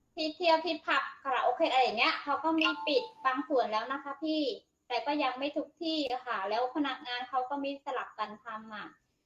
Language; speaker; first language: Thai; native; Thai